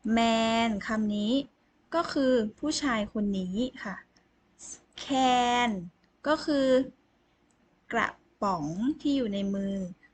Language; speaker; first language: Thai; native; Thai